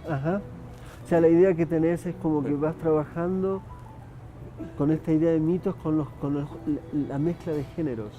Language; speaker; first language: Spanish; native; Spanish